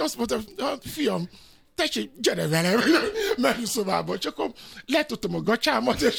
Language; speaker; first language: Hungarian; non-native, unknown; Yoruba